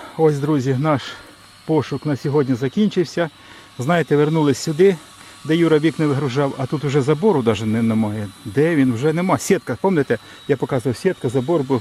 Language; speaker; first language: Ukrainian; non-native, local second language; Russian